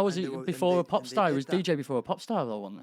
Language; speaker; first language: English; native; English